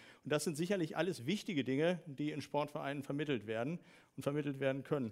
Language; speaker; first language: German; native; German